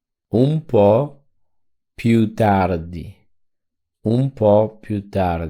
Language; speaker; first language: Italian; non-native, fluent; Spanish